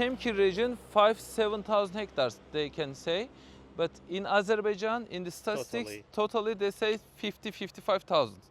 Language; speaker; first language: English; non-native, fluent; Turkish